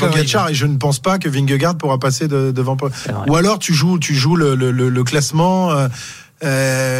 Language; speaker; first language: French; native; French